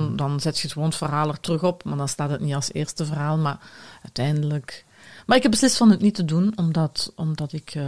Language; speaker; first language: Dutch; native; Dutch